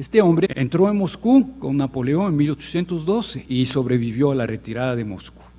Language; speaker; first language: Spanish; non-native, fluent; French